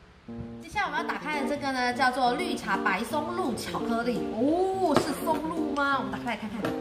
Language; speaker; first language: Chinese; native; Chinese